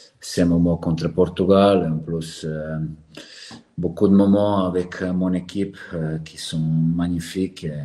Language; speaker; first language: French; non-native, learner; Serbian